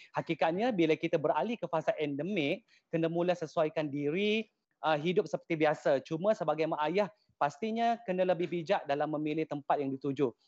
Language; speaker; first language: Malay; native; Malay